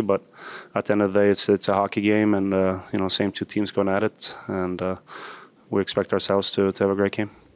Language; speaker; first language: English; non-native, fluent; Swedish